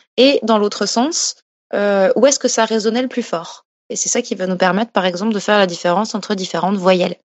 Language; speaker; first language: French; native; French